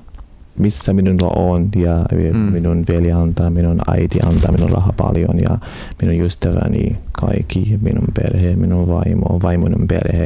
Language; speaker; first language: Finnish; non-native, learner; Arabic